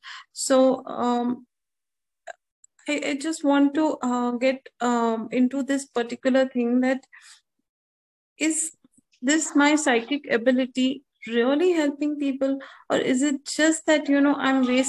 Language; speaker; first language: English; non-native, local second language; Hindi